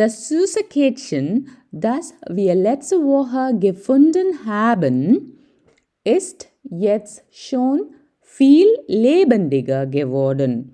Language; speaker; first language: German; non-native, fluent; Malayalam